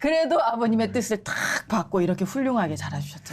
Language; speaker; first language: Korean; native; Korean